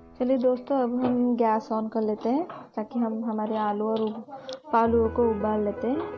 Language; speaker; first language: Hindi; non-native, local second language; Odia